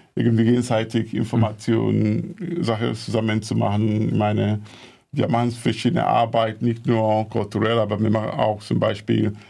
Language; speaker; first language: German; non-native, fluent; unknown